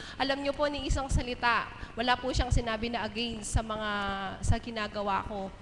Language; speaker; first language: Filipino; native; Filipino